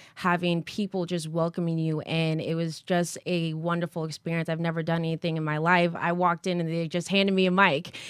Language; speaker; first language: English; native; English